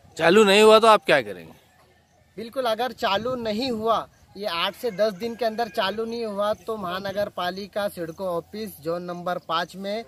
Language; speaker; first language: Hindi; non-native, local second language; Urdu